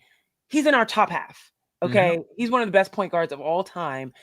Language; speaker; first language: English; native; English